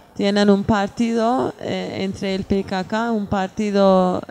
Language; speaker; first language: Spanish; non-native, fluent; Turkish